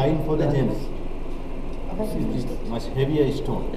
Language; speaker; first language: English; non-native, local second language; Sinhala